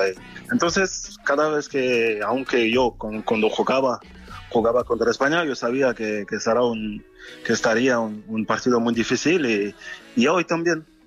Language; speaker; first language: Spanish; non-native, fluent; French